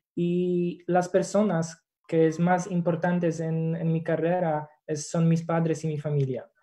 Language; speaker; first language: Spanish; non-native, fluent; Polish